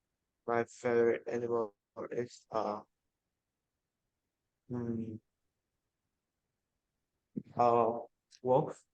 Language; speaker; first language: English; non-native, learner; Vietnamese